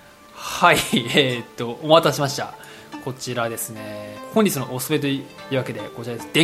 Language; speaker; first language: Japanese; native; Japanese